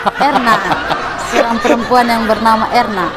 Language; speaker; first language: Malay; non-native, local second language; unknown